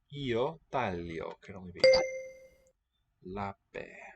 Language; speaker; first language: Italian; non-native, learner; English